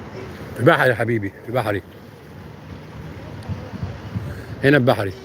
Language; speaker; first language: Arabic; native; Arabic